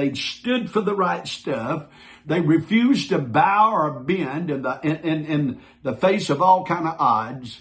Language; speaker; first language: English; native; English